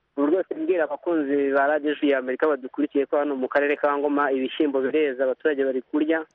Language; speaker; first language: Kinyarwanda; native; Kinyarwanda